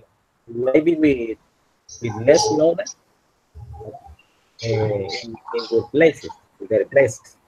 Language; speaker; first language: English; non-native, learner; Spanish